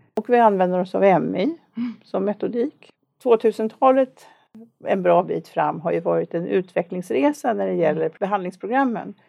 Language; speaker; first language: Swedish; native; Swedish